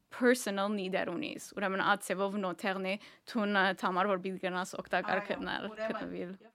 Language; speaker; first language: Armenian; early bilingual, heritage; Armenian